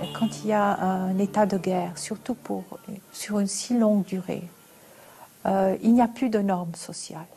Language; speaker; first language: French; non-native, local second language; Arabic